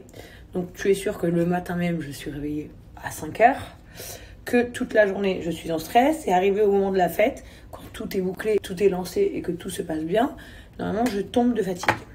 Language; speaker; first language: French; native; French